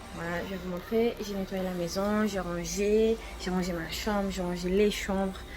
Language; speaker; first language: French; early bilingual, other home language; Portuguese